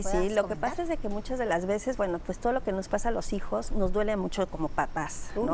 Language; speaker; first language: Spanish; native; Spanish